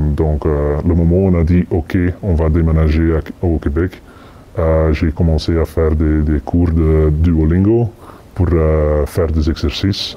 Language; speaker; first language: French; non-native, fluent; English